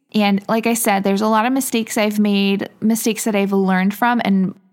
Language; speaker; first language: English; native; English